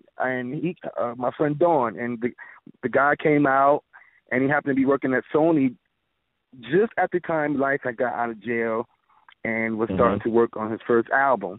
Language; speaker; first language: English; native; English